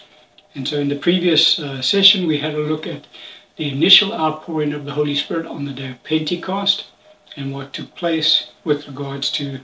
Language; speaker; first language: English; native; English